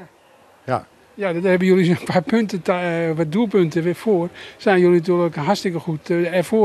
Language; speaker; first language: Dutch; native; Dutch